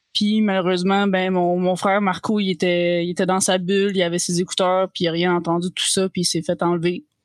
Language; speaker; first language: French; native; French